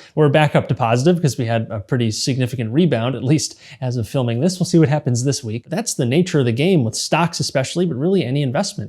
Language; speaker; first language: English; native; English